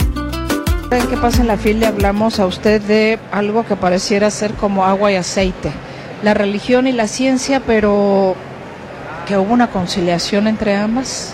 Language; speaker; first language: Spanish; native; Spanish